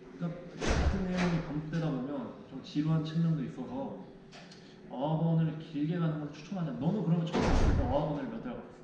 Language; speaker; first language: Korean; native; Korean